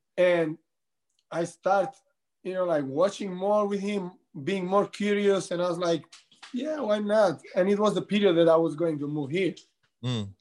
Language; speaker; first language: English; non-native, fluent; Albanian